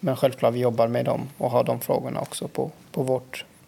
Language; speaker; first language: Swedish; non-native, fluent; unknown